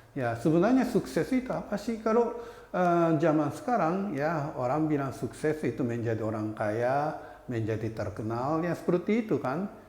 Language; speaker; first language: Indonesian; non-native, fluent; Japanese